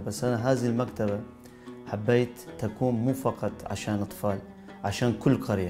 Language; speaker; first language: Arabic; non-native, local second language; Turkish